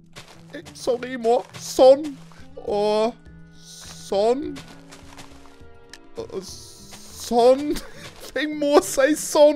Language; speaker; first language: Norwegian; native; Norwegian